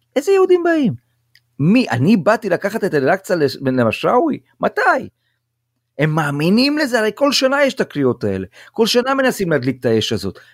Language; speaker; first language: Hebrew; native; Hebrew